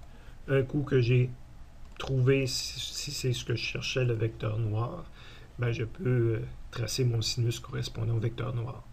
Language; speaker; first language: French; native; French